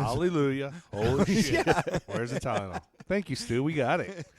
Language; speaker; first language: English; native; English